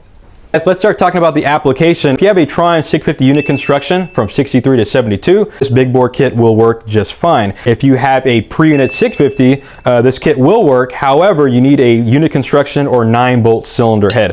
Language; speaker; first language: English; native; English